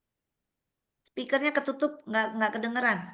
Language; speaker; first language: Indonesian; native; Indonesian